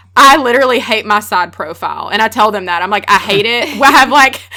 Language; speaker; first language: English; native; English